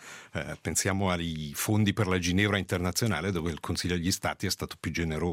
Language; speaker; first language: Italian; native; Italian